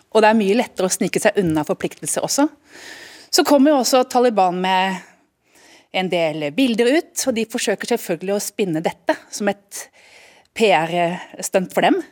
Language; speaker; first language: Norwegian; native; Norwegian